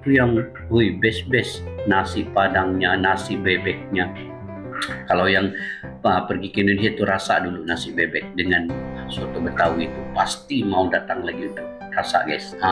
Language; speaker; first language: Malay; native; Malay